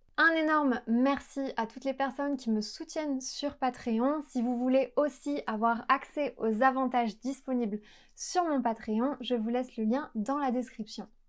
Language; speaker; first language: French; native; French